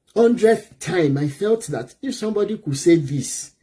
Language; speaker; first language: English; non-native, local second language; Yoruba